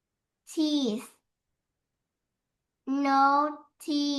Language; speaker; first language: English; non-native, learner; Vietnamese